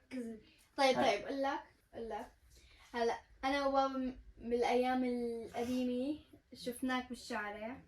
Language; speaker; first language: Arabic; native; Arabic